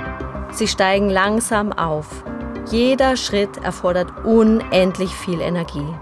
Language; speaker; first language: German; native; German